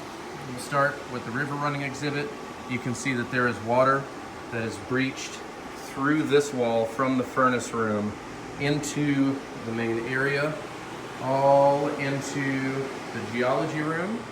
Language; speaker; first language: English; native; English